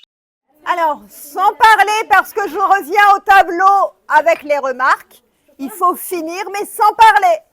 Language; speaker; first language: French; native; French